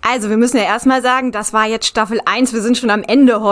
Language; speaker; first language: German; native; German